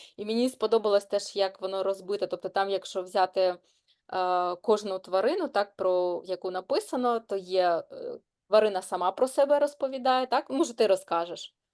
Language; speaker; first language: Ukrainian; native; Ukrainian